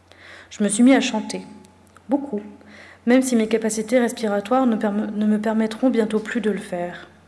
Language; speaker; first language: French; native; French